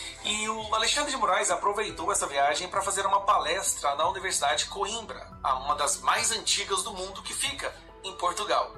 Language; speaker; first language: Portuguese; native; Portuguese